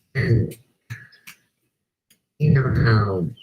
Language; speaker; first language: English; native; English